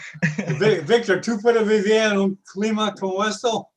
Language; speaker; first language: Spanish; non-native, learner; English